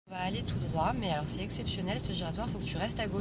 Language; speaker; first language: French; native; French